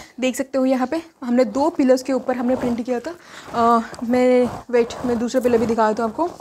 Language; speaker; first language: Hindi; non-native, local second language; Telugu